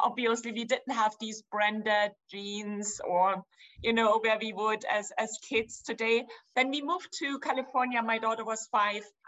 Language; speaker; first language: English; non-native, fluent; German